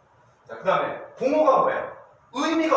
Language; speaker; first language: Korean; native; Korean